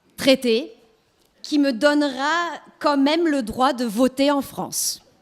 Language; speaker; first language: French; non-native, fluent; German